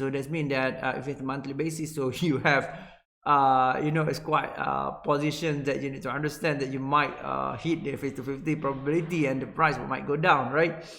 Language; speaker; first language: English; non-native, local second language; Malay